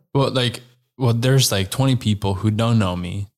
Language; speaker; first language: English; non-native, fluent; Slovenian